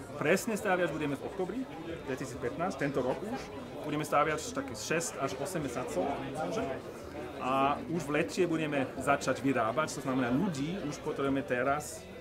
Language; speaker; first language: Slovak; non-native, learner; German